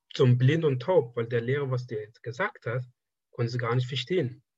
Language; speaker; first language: German; non-native, fluent; Persian